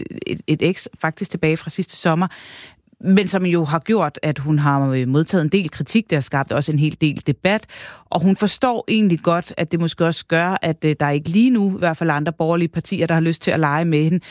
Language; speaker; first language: Danish; native; Danish